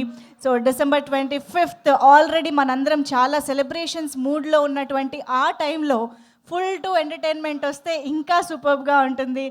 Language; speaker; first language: Telugu; native; Telugu